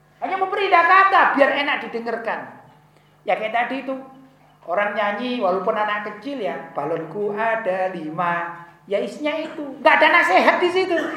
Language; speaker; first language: Indonesian; non-native, local second language; Javanese